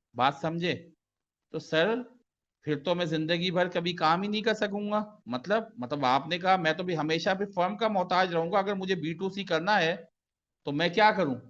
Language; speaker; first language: Urdu; native; Urdu